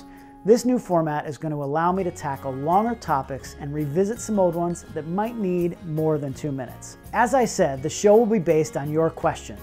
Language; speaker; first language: English; native; English